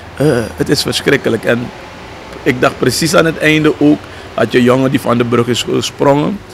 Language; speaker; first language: Dutch; native; Dutch